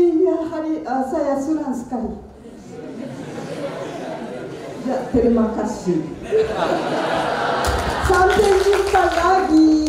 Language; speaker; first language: Indonesian; non-native, learner; Japanese